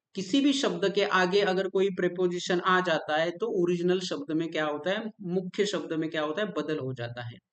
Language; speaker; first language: Hindi; non-native, local second language; Marathi